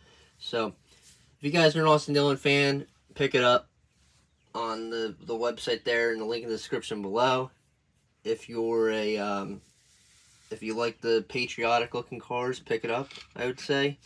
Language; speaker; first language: English; native; English